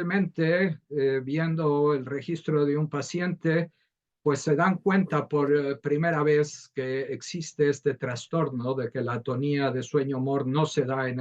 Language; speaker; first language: Spanish; native; Spanish